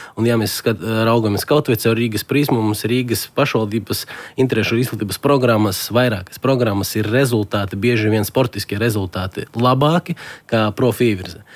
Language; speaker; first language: Latvian; non-native, local second language; Russian